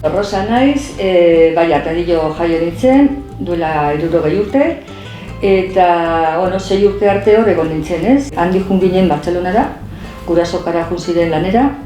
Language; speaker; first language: Basque; non-native, local second language; Spanish